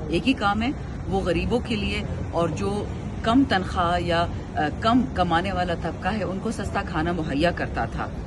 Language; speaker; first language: Urdu; non-native, local second language; Pashto